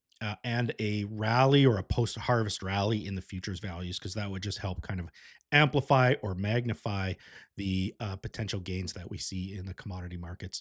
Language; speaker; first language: English; native; English